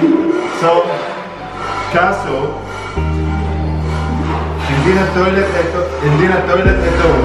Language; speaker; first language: Filipino; non-native, learner; Arabic